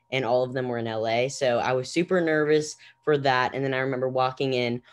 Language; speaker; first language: English; native; English